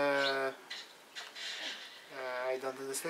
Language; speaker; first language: English; non-native, learner; Ukrainian